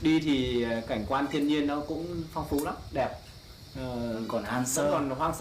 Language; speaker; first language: Vietnamese; native; Vietnamese